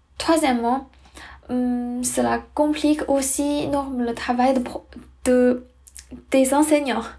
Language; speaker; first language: French; non-native, learner; Chinese